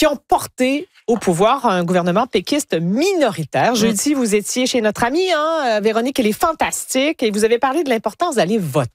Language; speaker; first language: French; native; French